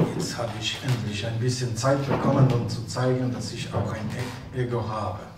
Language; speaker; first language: German; non-native, fluent; Polish